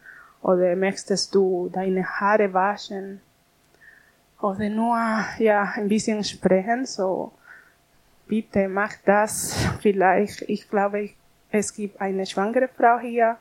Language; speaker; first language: German; non-native, learner; Spanish